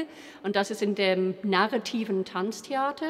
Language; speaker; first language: German; non-native, fluent; English